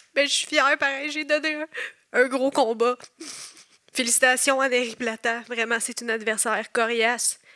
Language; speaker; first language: French; native; French